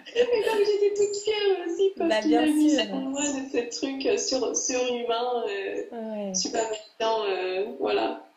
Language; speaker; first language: French; non-native, fluent; English